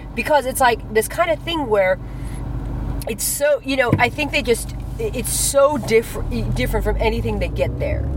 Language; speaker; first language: English; native; English